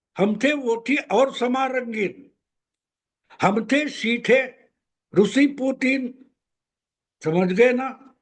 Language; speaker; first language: Hindi; non-native, local second language; Marathi